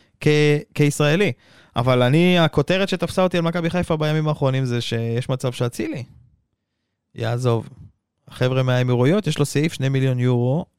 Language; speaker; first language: Hebrew; native; Hebrew